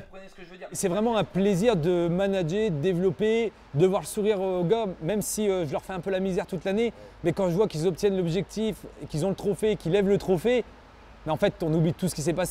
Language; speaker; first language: French; native; French